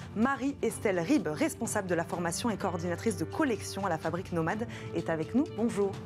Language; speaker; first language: French; native; French